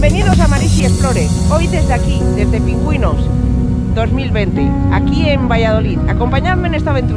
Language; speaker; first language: Spanish; native; Spanish